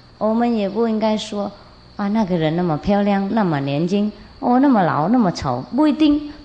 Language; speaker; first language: Chinese; non-native, fluent; Vietnamese